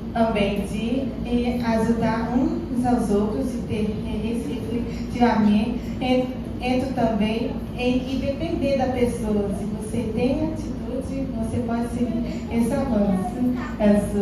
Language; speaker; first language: Portuguese; non-native, fluent; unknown